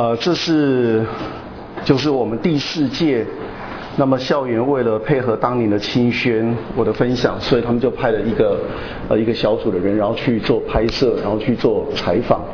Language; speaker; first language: Chinese; native; Chinese